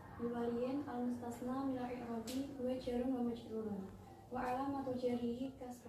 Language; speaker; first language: Arabic; non-native, learner; Indonesian